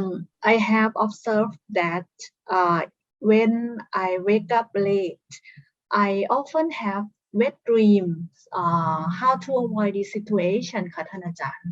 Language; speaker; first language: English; non-native, fluent; Thai